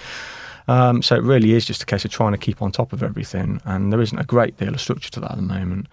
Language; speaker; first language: English; native; English